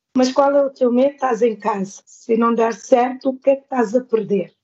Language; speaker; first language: Portuguese; non-native, local second language; Kabuverdianu